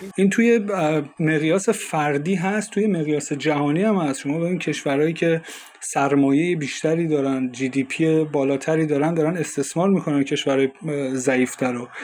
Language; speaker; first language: Persian; native; Persian